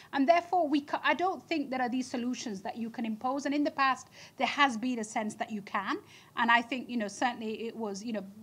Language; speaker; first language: English; native; English